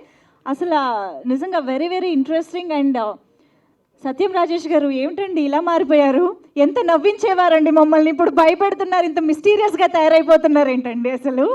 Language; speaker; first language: Telugu; native; Telugu